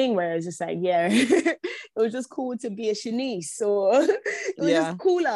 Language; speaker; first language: English; native; English